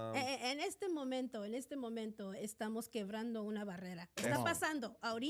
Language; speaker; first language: Spanish; native; Spanish